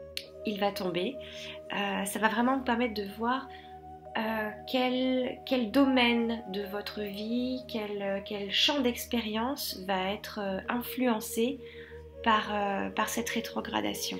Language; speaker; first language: French; native; French